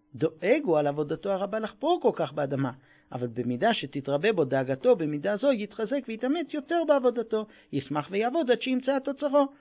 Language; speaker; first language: Hebrew; non-native, fluent; English